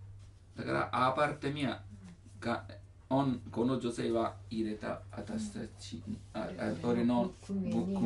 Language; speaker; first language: Japanese; non-native, learner; Italian